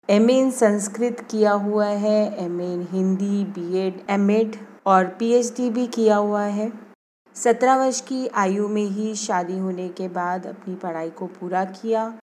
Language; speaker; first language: Hindi; native; Hindi